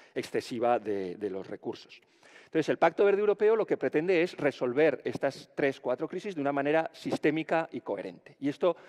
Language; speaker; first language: Spanish; native; Spanish